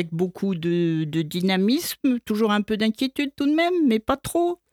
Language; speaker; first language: French; native; French